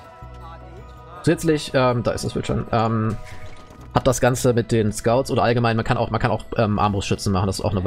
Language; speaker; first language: German; native; German